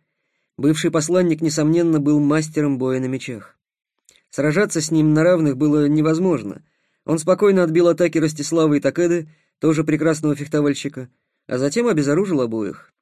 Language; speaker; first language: Russian; native; Russian